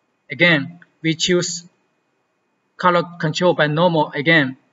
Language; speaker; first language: English; non-native, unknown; Chinese